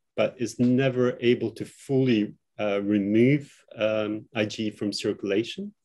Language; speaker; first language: English; non-native, fluent; Albanian